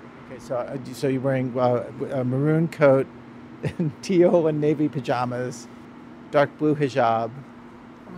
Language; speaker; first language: English; native; English